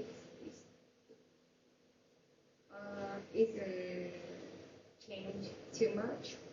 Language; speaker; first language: English; non-native, learner; Vietnamese